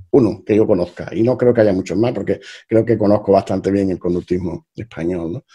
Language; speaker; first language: Spanish; native; Spanish